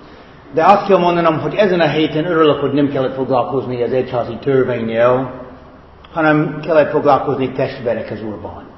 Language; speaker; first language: Hungarian; non-native, fluent; English